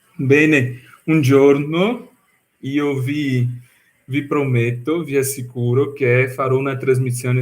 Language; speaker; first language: Italian; non-native, fluent; Portuguese